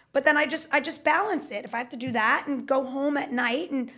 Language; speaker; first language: English; native; English